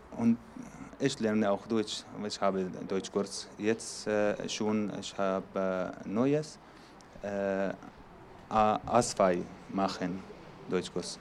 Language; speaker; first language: German; non-native, learner; Arabic